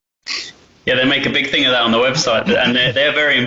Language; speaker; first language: English; native; English